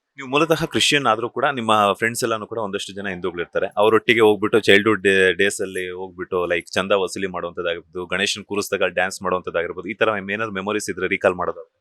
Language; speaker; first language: Kannada; native; Kannada